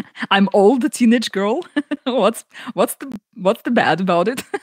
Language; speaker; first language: English; non-native, fluent; Ukrainian